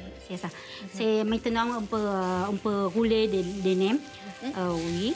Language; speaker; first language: French; non-native, learner; Vietnamese